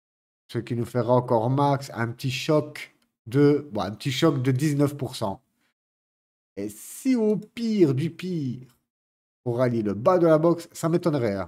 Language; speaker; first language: French; native; French